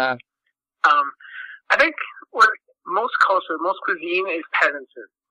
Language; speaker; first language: English; native; English